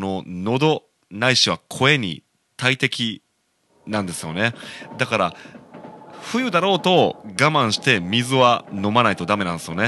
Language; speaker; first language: Japanese; native; Japanese